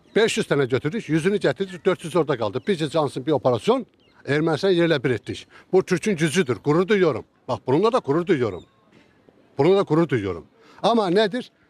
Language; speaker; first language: Turkish; native; Turkish